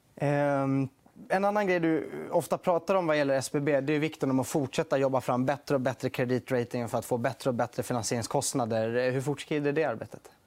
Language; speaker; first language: Swedish; native; Swedish